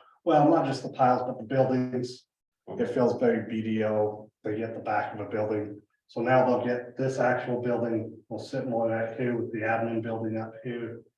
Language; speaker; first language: English; native; English